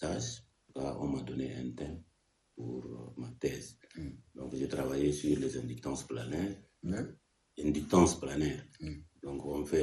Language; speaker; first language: French; non-native, local second language; Arabic